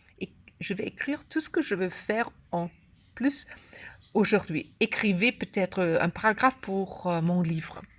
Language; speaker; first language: French; non-native, learner; German